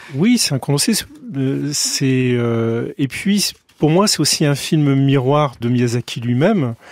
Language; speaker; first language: French; native; French